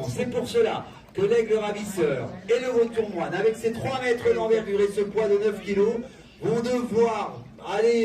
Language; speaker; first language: French; native; French